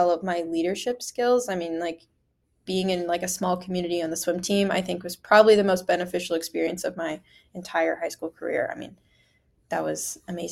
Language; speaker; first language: English; native; English